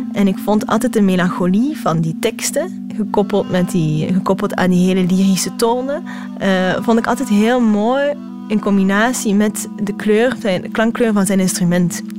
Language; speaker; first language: Dutch; native; Dutch